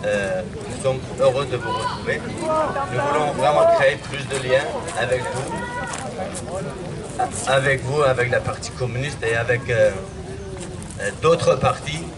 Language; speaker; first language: French; non-native, fluent; Kurdish